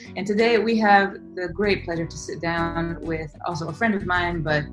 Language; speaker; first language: English; native; English